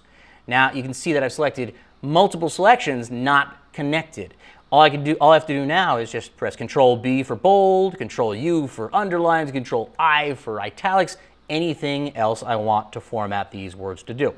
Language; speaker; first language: English; native; English